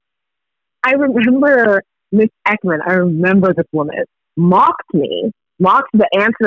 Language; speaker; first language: English; early bilingual, other home language; Swahili